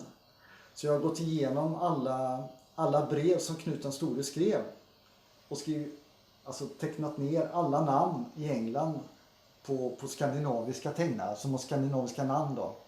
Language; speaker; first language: Swedish; native; Swedish